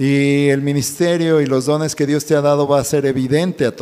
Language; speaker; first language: Spanish; native; Spanish